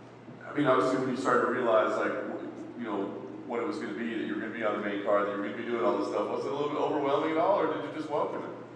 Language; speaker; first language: English; native; English